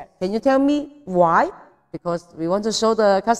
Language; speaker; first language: English; non-native, fluent; Chinese